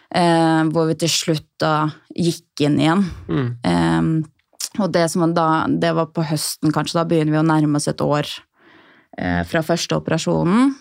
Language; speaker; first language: Norwegian; native; Norwegian